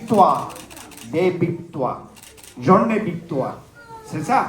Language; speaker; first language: French; non-native, learner; Bangla